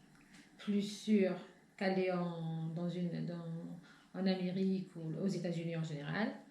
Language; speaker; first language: French; non-native, local second language; Arabic